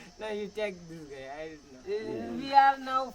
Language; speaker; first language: English; non-native, learner; Malayalam